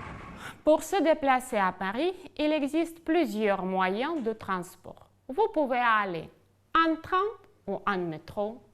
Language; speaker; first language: French; non-native, fluent; Ukrainian